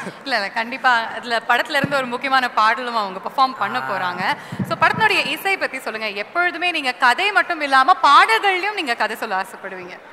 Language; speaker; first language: Tamil; native; Tamil